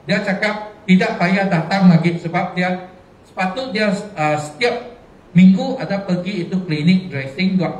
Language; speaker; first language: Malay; non-native, local second language; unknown